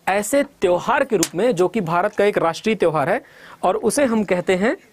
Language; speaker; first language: Hindi; native; Hindi